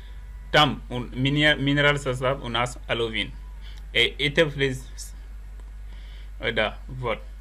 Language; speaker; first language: Russian; non-native, learner; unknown